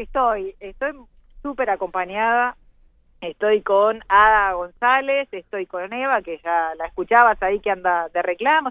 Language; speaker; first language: Spanish; native; Spanish